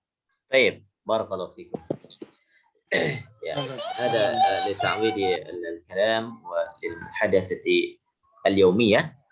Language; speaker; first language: Arabic; non-native, fluent; Indonesian